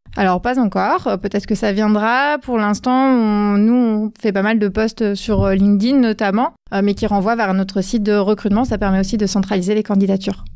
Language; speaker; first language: French; native; French